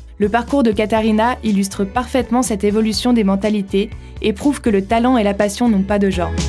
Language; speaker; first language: French; native; French